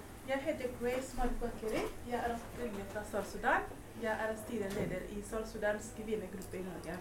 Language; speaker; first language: Norwegian; non-native, fluent; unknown